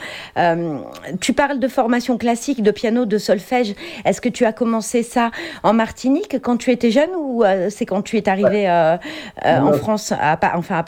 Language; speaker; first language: French; native; French